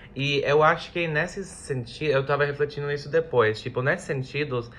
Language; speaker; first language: Portuguese; non-native, fluent; English